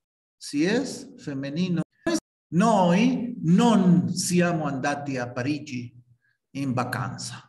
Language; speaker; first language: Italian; non-native, fluent; Spanish